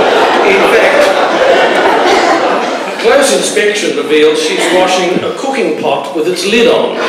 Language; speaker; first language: English; native; English